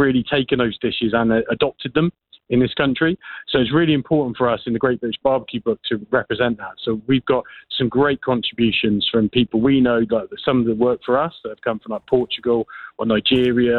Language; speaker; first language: English; native; English